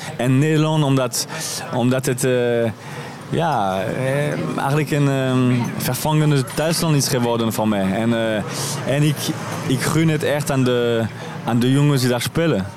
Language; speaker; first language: Dutch; non-native, fluent; French